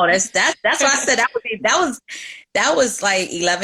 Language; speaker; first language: English; native; English